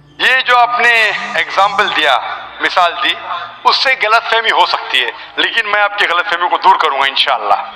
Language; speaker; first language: Urdu; non-native, local second language; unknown